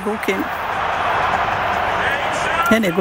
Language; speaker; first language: Danish; non-native, fluent; Portuguese